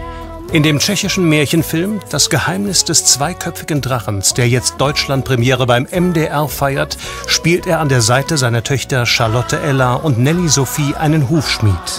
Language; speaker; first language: German; native; German